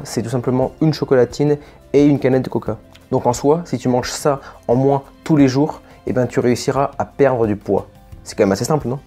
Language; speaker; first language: French; native; French